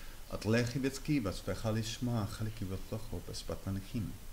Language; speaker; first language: English; non-native, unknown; Spanish